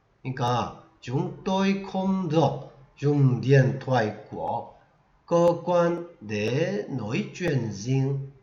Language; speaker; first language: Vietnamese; non-native, fluent; Korean